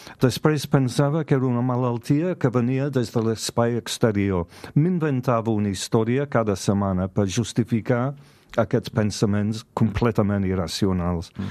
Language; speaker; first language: Catalan; non-native, fluent; English